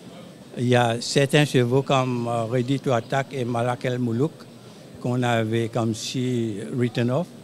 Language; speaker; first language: French; non-native, local second language; Morisyen